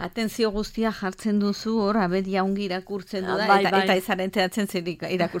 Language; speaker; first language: Basque; native; Basque